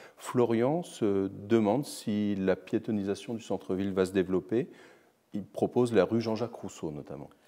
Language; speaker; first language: French; native; French